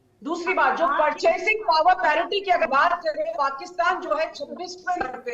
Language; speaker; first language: Hindi; native; Hindi